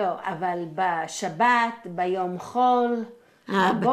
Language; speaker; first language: Hebrew; non-native, fluent; English